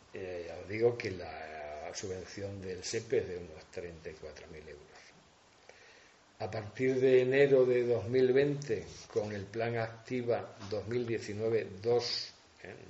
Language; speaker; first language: Spanish; native; Spanish